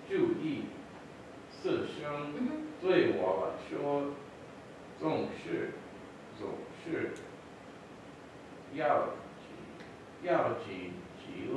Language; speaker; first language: Chinese; non-native, learner; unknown